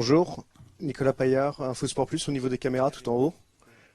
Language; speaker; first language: French; native; French